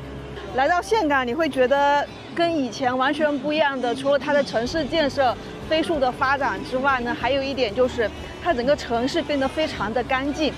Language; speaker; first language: Chinese; native; Chinese